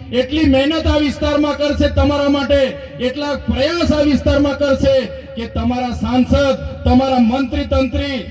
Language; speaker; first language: Gujarati; non-native, local second language; Vasavi